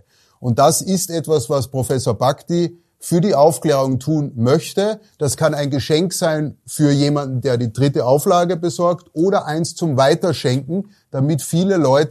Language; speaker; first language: German; native; German